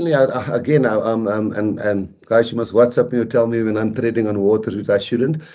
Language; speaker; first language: English; non-native, local second language; Afrikaans